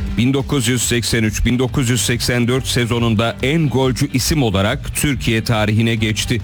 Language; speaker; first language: Turkish; native; Turkish